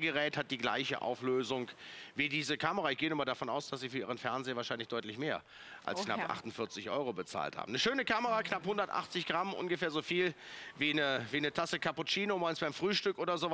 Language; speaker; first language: German; native; German